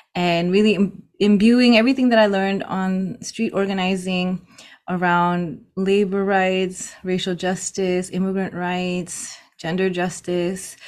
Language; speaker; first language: English; early bilingual, other home language; Filipino